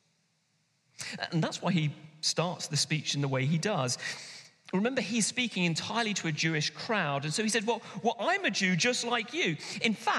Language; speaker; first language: English; native; English